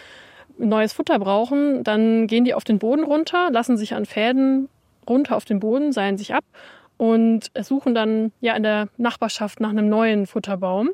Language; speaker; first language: German; native; German